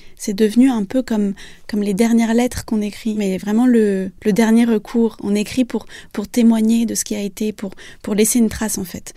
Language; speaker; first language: French; early bilingual, other home language; Vietnamese